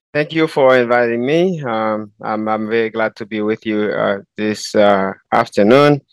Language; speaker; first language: English; non-native, fluent; Haitian Creole